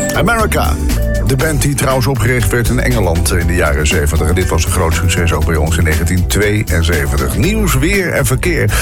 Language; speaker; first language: Dutch; native; Dutch